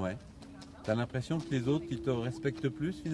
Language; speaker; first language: French; native; French